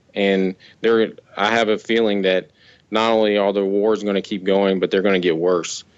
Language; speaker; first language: English; native; English